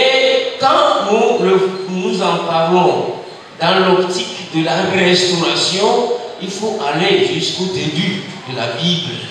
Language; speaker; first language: French; non-native, local second language; Ewe